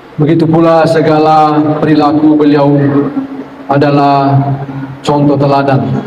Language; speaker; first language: Malay; non-native, local second language; Buginese